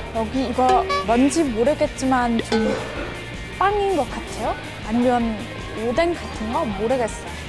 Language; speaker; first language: Korean; non-native, fluent; German